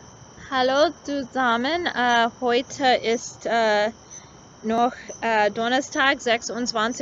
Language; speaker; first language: German; non-native, learner; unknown